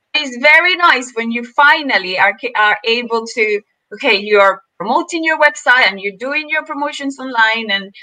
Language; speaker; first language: English; non-native, fluent; Spanish